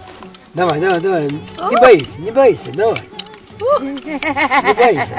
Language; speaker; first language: Russian; non-native, learner; Armenian